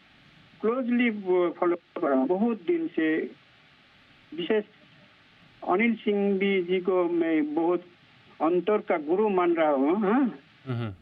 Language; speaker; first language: Hindi; non-native, local second language; Bangla